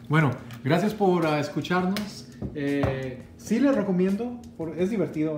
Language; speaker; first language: Spanish; early bilingual, other home language; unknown